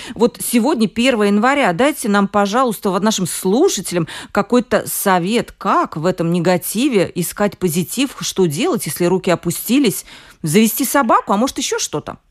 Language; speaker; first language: Russian; native; Russian